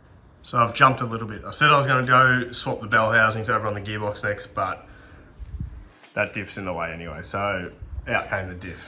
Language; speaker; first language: English; native; English